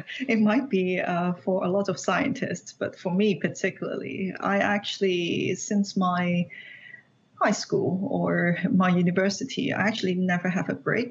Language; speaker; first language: English; non-native, local second language; Cantonese